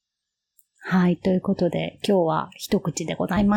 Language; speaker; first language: Japanese; native; Japanese